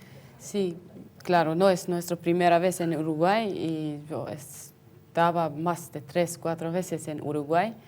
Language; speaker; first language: Spanish; non-native, fluent; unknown